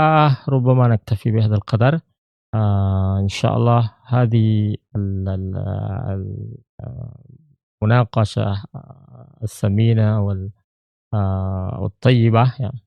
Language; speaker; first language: Arabic; non-native, fluent; Indonesian